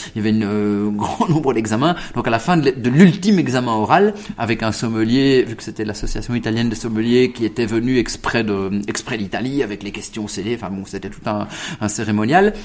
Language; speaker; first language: French; early bilingual, other home language; Italian